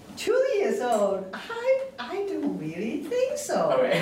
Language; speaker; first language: English; non-native, local second language; Cantonese